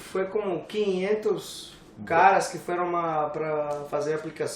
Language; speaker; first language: Portuguese; non-native, learner; English